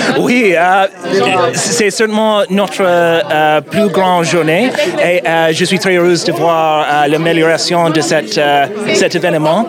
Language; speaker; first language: French; non-native, learner; English